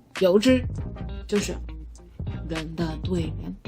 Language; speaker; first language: Chinese; non-native, learner; English